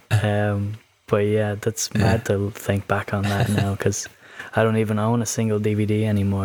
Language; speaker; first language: English; native; English